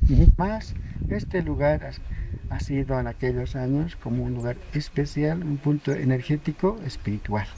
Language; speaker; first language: Spanish; native; Spanish